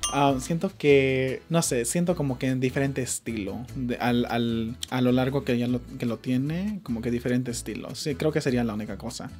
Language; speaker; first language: Spanish; early bilingual, heritage; Spanish